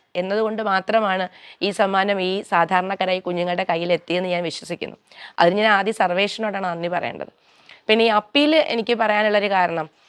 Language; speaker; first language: Malayalam; native; Malayalam